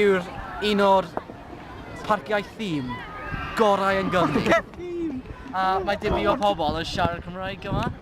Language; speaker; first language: Welsh; non-native, local second language; English